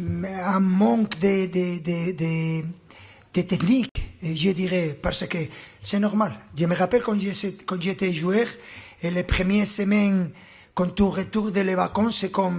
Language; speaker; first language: French; non-native, fluent; Spanish